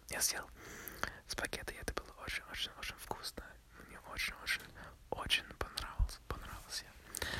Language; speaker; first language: Russian; non-native, learner; English